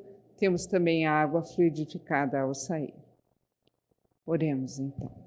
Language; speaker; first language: Portuguese; native; Portuguese